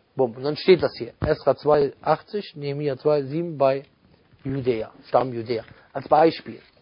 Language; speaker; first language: German; native; German